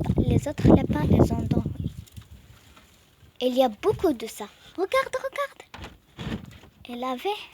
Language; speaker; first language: French; non-native, learner; Arabic